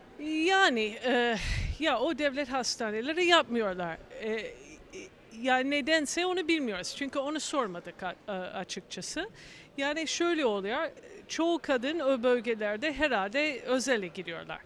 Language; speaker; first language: Turkish; non-native, fluent; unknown